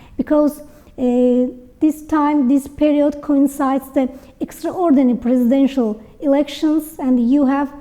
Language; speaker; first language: English; non-native, learner; Azerbaijani